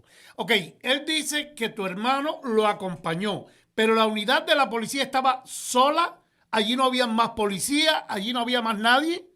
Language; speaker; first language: Spanish; native; Spanish